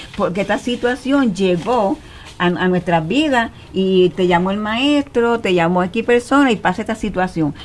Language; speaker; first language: Spanish; early bilingual, heritage; Spanish